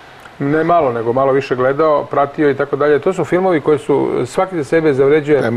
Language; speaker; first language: Croatian; native; Croatian